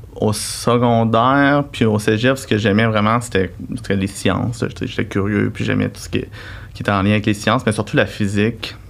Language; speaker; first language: French; native; French